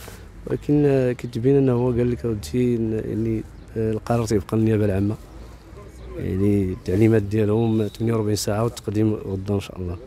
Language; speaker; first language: Arabic; native; Arabic